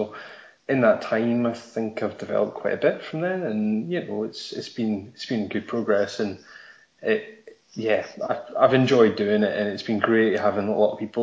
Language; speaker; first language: English; native; English